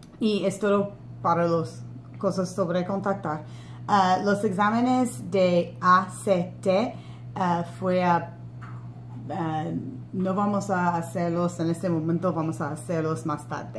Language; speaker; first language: Spanish; non-native, learner; English